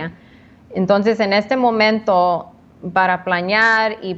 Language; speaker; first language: Spanish; early bilingual, heritage; Spanish